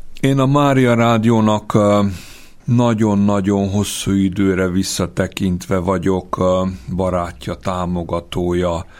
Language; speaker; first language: Hungarian; native; Hungarian